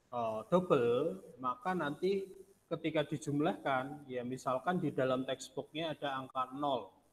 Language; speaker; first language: Indonesian; non-native, local second language; Javanese